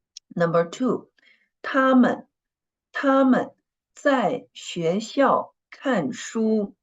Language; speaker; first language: Chinese; non-native, fluent; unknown